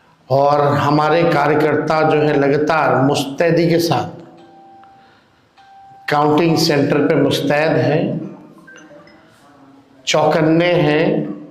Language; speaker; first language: Hindi; native; Hindi